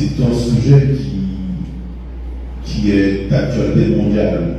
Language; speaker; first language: French; non-native, local second language; Haitian Creole